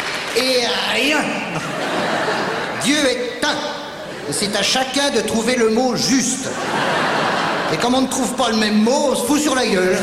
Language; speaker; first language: French; native; French